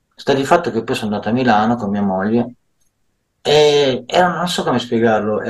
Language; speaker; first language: Italian; native; Italian